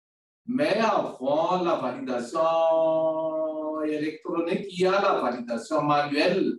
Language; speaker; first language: French; non-native, local second language; Malagasy